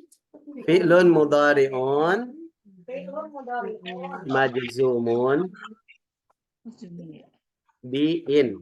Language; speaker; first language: Arabic; non-native, fluent; Indonesian